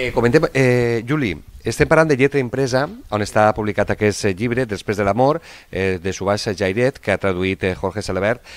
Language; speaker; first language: Catalan; native; Catalan